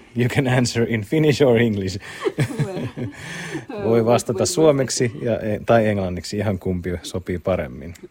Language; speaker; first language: Finnish; native; Finnish